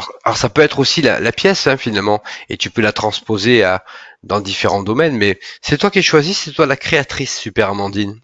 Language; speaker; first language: French; native; French